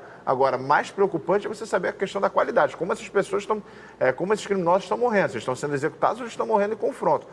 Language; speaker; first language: Portuguese; native; Portuguese